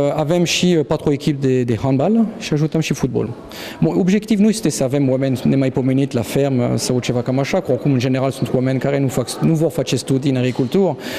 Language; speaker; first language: Romanian; non-native, fluent; French